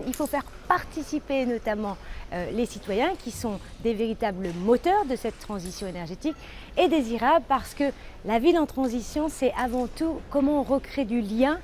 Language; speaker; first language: French; native; French